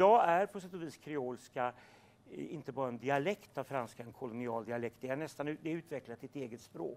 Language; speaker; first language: Swedish; native; Swedish